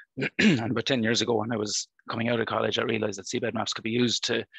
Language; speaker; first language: English; native; English